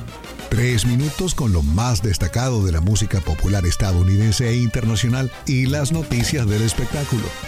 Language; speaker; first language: Spanish; native; Spanish